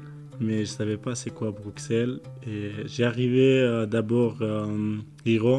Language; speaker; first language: French; non-native, learner; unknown